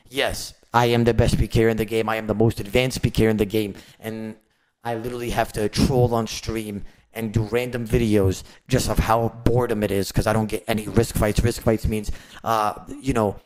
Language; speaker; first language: English; native; English